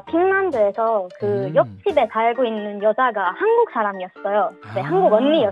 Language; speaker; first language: Korean; non-native, learner; Swedish